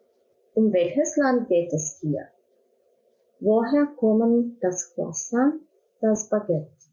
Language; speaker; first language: German; non-native, fluent; Croatian